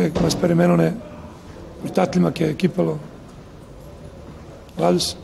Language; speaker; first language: Greek; non-native, fluent; Serbian